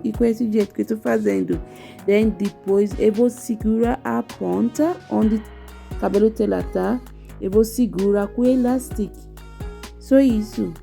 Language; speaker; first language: Portuguese; non-native, learner; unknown